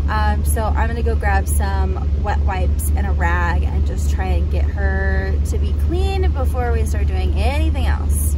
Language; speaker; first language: English; native; English